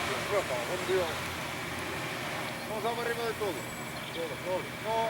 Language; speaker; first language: Spanish; native; Spanish